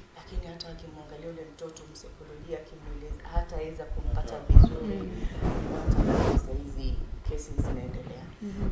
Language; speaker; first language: Swahili; native; Swahili